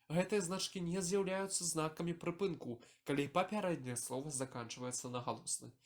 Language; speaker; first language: Belarusian; non-native, local second language; Russian